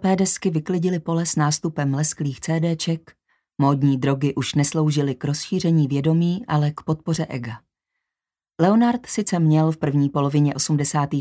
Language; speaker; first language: Czech; native; Czech